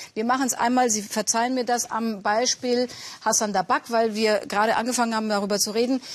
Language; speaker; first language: German; native; German